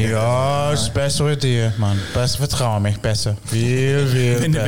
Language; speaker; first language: German; non-native, fluent; English